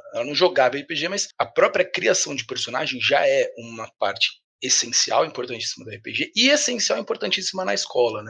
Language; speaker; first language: Portuguese; native; Portuguese